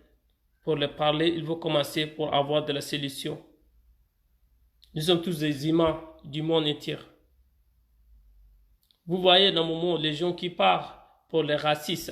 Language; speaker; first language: French; non-native, fluent; Arabic